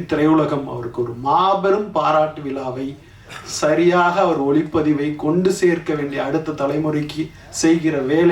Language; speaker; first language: Tamil; native; Tamil